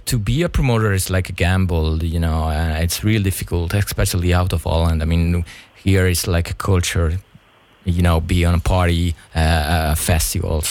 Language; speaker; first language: English; non-native, fluent; Italian